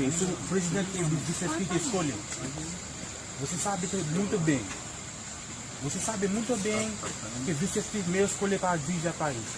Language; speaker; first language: Portuguese; non-native, learner; Haitian Creole